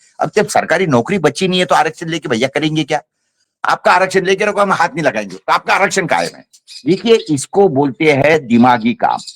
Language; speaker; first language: Hindi; non-native, local second language; Marathi